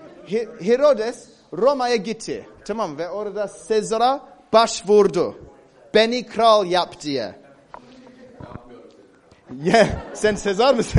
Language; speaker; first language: Turkish; non-native, fluent; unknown